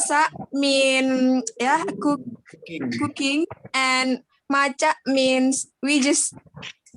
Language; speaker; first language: English; non-native, learner; Indonesian